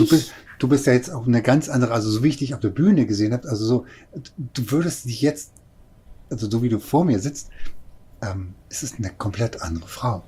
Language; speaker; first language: German; native; German